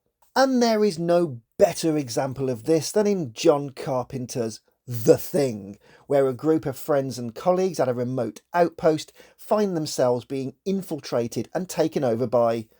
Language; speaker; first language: English; native; English